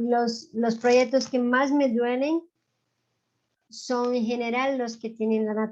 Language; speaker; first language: Spanish; non-native, fluent; Portuguese